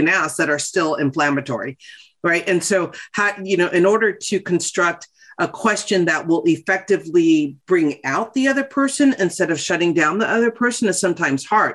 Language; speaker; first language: English; native; English